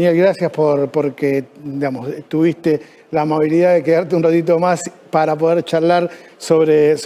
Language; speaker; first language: Spanish; native; Spanish